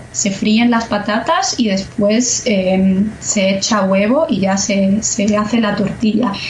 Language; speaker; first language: Spanish; native; Spanish